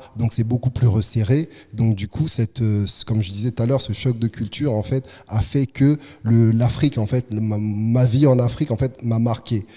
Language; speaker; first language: French; early bilingual, other home language; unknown